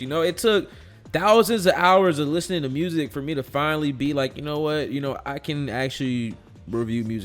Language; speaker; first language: English; native; English